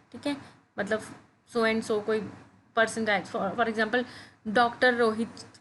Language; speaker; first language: Hindi; native; Hindi